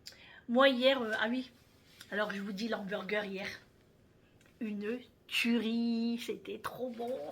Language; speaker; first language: French; native; French